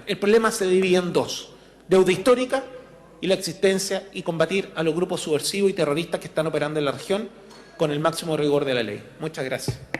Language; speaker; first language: Spanish; native; Spanish